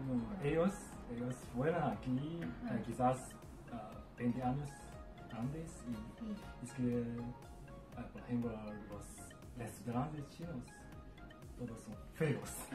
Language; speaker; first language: Spanish; non-native, learner; Chinese